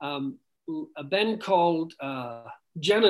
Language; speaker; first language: English; native; English